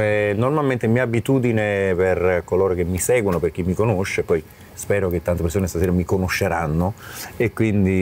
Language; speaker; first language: Italian; native; Italian